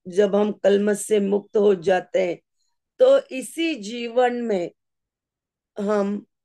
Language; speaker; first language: Hindi; non-native, local second language; Marathi